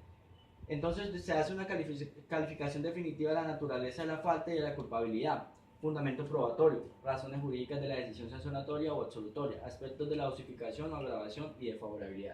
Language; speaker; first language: Spanish; native; Spanish